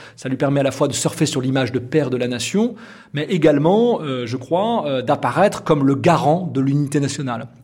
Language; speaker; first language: French; native; French